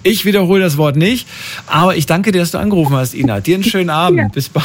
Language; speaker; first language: German; native; German